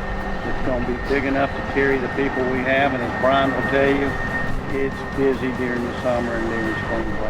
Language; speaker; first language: English; native; English